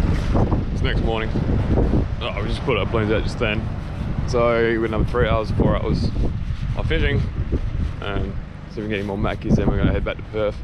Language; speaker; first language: English; native; English